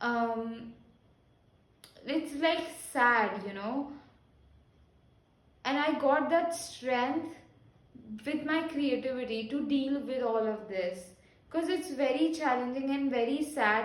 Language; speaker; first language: English; non-native, local second language; Hindi